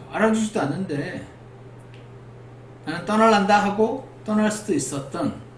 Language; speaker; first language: Korean; native; Korean